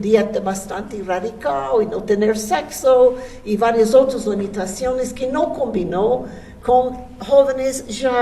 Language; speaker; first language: Spanish; non-native, fluent; English